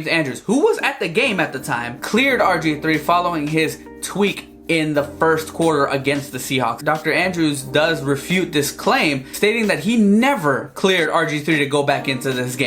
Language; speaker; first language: English; native; English